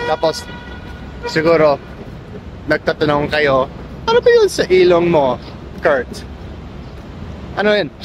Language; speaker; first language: Filipino; non-native, learner; English